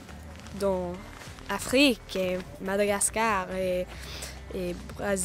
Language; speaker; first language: French; non-native, learner; English